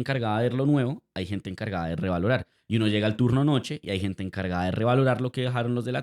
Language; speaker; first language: Spanish; native; Spanish